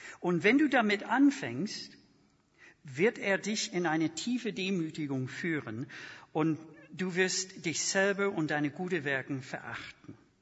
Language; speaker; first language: German; non-native, fluent; English